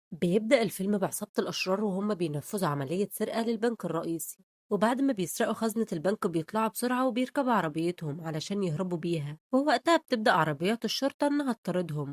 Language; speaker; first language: Arabic; native; Arabic